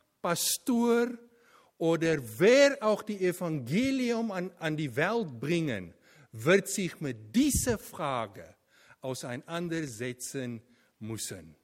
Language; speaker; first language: German; non-native, fluent; Afrikaans